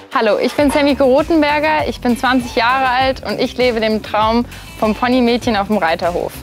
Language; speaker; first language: German; native; German